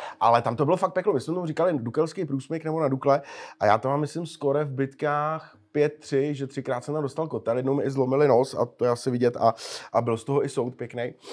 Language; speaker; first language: Czech; native; Czech